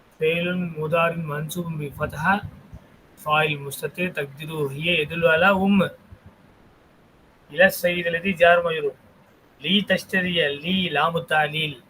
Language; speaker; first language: Arabic; non-native, fluent; Tamil